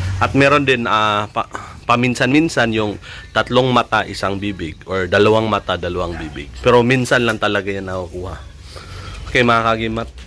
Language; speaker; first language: Filipino; non-native, local second language; Cebuano